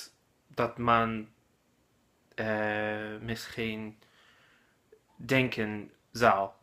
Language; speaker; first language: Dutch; non-native, learner; English